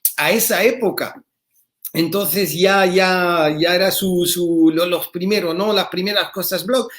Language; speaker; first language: Spanish; early bilingual, heritage; Spanish